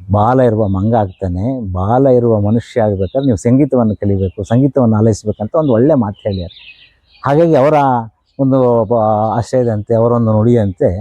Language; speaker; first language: Kannada; non-native, local second language; Telugu